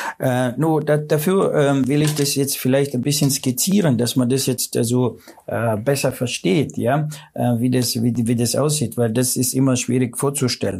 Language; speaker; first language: German; non-native, fluent; Russian